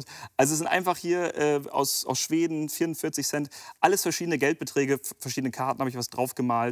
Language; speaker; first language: German; native; German